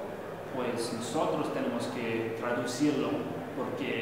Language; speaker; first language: Portuguese; non-native, learner; Spanish